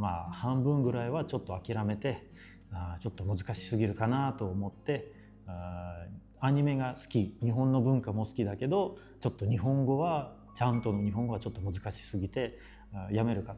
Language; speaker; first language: Japanese; non-native, fluent; Russian